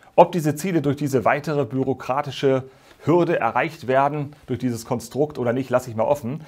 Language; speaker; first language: German; native; German